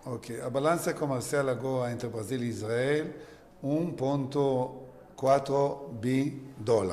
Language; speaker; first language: Portuguese; non-native, learner; Hebrew